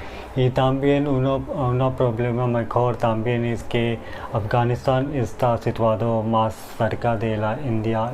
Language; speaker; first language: Spanish; non-native, learner; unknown